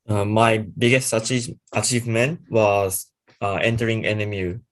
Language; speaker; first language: English; non-native, learner; Japanese